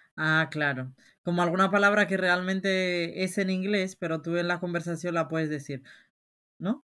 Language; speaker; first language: Spanish; native; Spanish